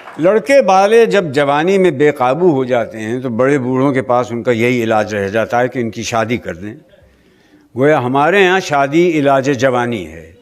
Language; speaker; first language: Urdu; native; Urdu